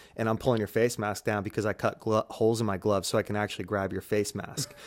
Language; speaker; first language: English; native; English